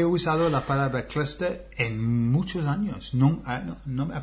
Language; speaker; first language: Spanish; non-native, fluent; English